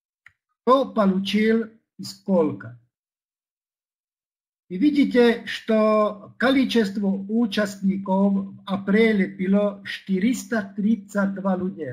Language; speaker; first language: Russian; non-native, fluent; Czech